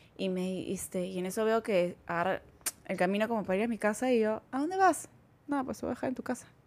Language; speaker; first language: Spanish; native; Spanish